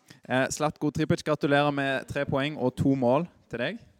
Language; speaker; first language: Norwegian; native; Norwegian